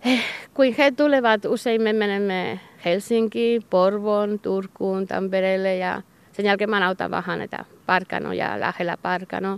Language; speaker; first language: Finnish; non-native, learner; Basque